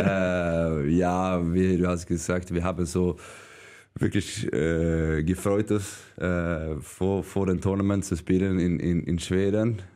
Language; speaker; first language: German; non-native, learner; Swedish